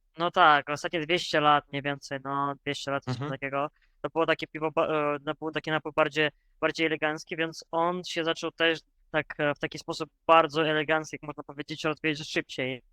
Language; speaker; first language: Polish; non-native, fluent; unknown